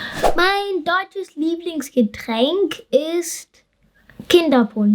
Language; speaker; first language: German; early bilingual, other home language; English